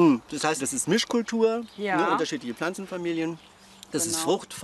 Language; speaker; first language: German; native; German